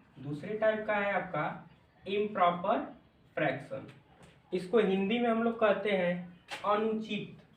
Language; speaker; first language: Hindi; native; Hindi